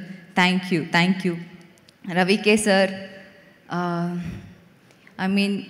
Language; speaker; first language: Telugu; non-native, learner; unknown